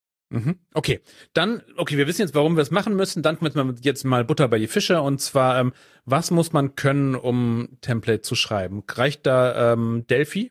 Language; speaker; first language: German; native; German